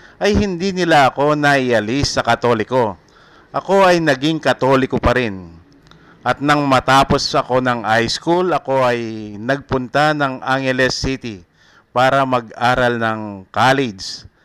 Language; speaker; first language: Filipino; non-native, local second language; Pampanga